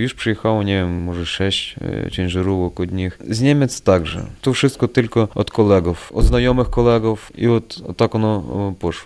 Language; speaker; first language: Polish; non-native, learner; Ukrainian